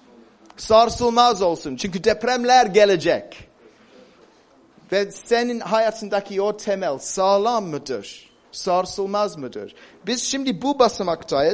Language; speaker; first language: Turkish; non-native, fluent; English